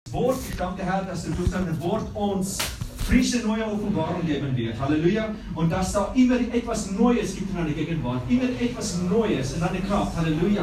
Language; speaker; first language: German; non-native, learner; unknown